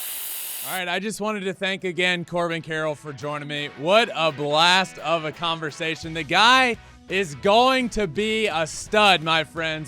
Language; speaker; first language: English; native; English